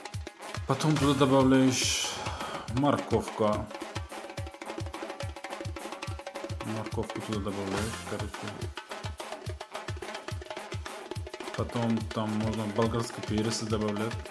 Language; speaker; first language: Russian; non-native, fluent; Tajik